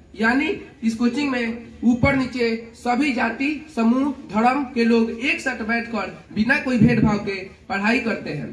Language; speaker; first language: Hindi; native; Hindi